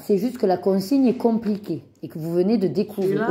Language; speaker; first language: French; native; French